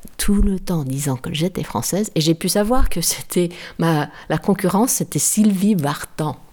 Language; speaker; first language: French; non-native, fluent; English